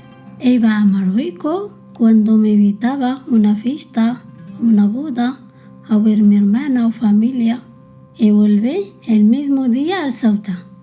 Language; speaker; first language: Spanish; early bilingual, other home language; Arabic